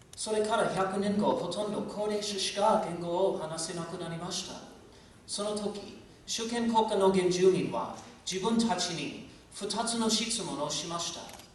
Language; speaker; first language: Japanese; non-native, fluent; English